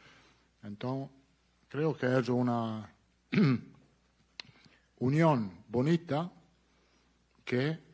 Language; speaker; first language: Portuguese; non-native, learner; Italian